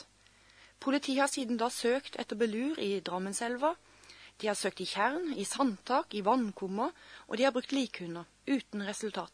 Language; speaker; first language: Norwegian; native; Norwegian